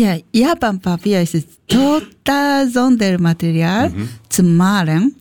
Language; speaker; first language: German; non-native, learner; Japanese